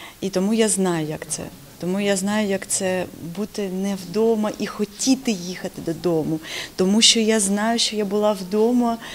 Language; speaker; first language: Ukrainian; non-native, local second language; Russian